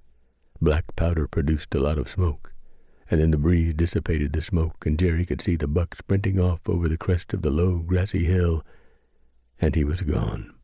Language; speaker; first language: English; native; English